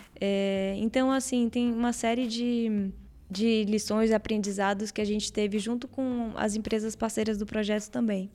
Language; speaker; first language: Portuguese; native; Portuguese